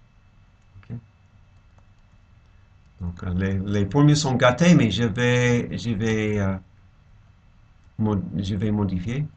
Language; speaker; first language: French; non-native, fluent; English